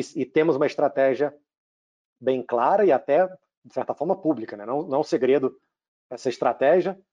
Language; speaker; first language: Portuguese; native; Portuguese